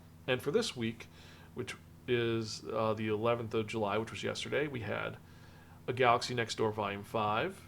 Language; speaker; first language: English; native; English